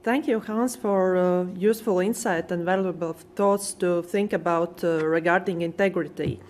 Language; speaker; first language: English; non-native, fluent; Latvian